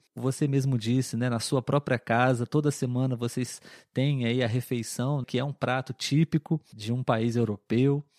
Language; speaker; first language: Portuguese; native; Portuguese